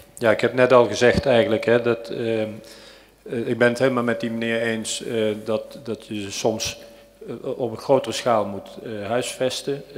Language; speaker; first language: Dutch; native; Dutch